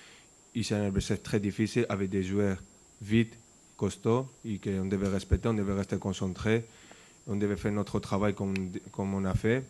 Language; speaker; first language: French; non-native, fluent; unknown